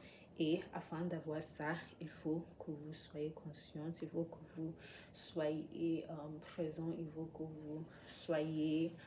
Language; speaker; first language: French; non-native, learner; English